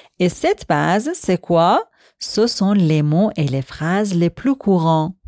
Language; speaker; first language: French; non-native, fluent; Persian